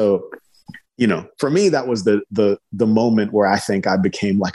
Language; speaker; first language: English; early bilingual, other home language; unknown